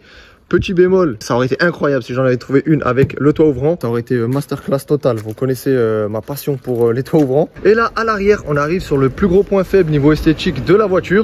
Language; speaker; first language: French; native; French